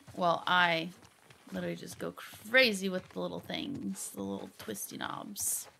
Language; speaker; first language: English; native; English